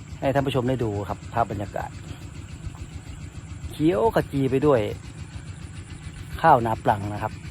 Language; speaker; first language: Thai; native; Thai